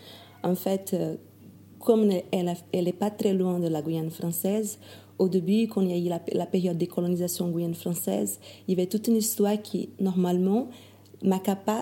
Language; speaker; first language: French; non-native, fluent; Portuguese